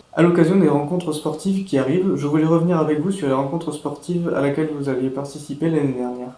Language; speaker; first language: French; native; French